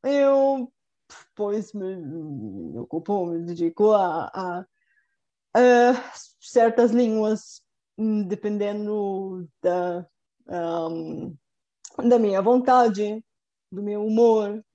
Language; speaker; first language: Portuguese; non-native, fluent; Bulgarian